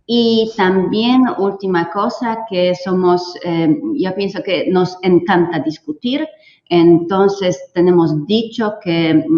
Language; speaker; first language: Spanish; non-native, fluent; Polish